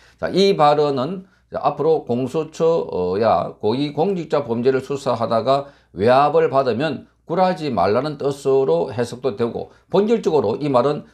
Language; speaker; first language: Korean; native; Korean